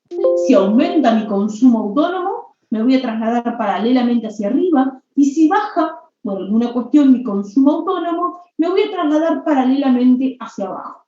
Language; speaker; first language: Spanish; native; Spanish